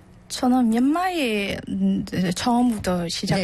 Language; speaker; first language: Korean; non-native, learner; Burmese